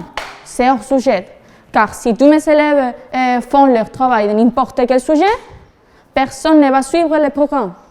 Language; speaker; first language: French; non-native, learner; Spanish